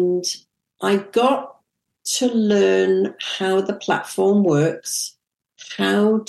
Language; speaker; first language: English; native; English